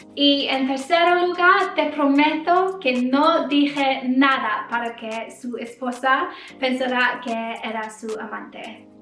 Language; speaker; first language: Spanish; non-native, learner; English